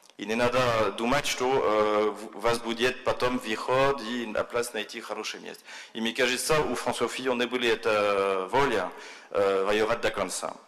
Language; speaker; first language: Russian; non-native, fluent; French